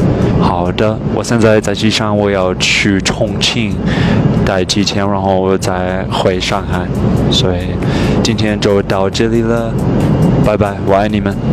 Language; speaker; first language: Chinese; non-native, fluent; English